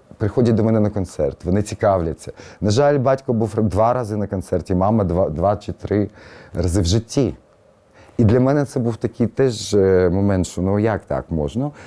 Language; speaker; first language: Ukrainian; early bilingual, other home language; Russian